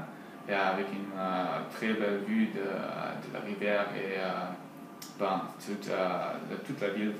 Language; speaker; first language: French; non-native, learner; English